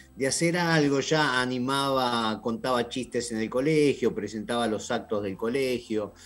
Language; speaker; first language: Spanish; native; Spanish